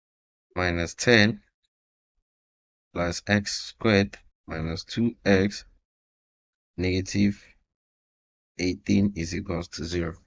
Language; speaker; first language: English; non-native, local second language; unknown